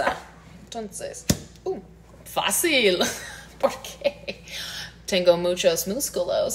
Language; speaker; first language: Spanish; non-native, learner; English